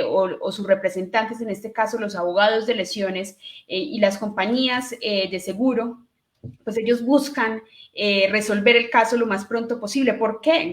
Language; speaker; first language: Spanish; native; Spanish